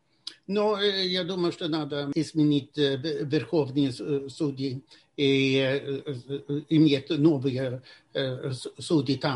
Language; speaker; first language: Russian; non-native, fluent; Swedish